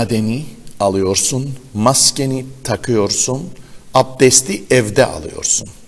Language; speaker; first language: Turkish; native; Turkish